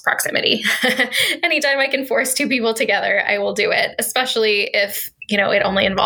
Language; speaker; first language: English; native; English